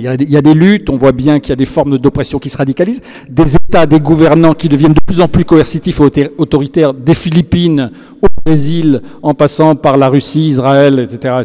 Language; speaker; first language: French; native; French